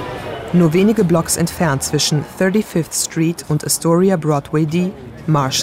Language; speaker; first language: German; native; German